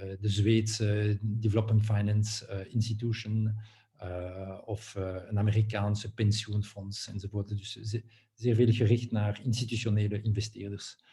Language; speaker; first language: Dutch; non-native, local second language; French